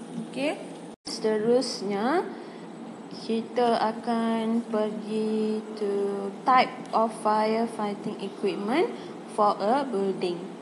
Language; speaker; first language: English; non-native, local second language; Malay